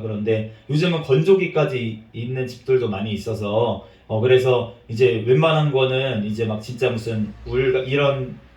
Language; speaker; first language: Korean; native; Korean